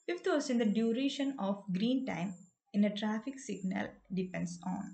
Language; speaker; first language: English; non-native, local second language; Malayalam